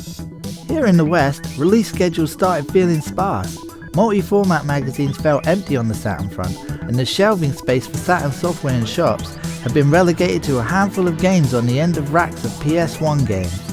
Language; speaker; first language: English; native; English